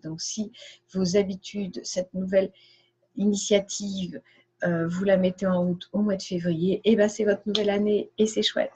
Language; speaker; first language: French; native; French